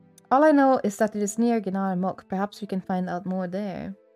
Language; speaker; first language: English; non-native, fluent; Swedish